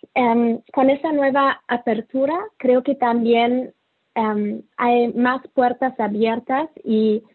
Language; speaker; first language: Spanish; non-native, fluent; German